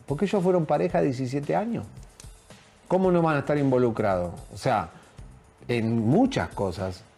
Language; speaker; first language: Spanish; native; Spanish